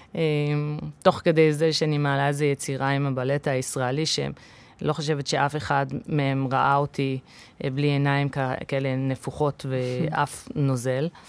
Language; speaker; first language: Hebrew; early bilingual, other home language; English